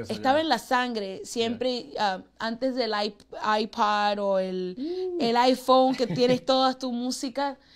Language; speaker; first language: Spanish; early bilingual, heritage; Spanish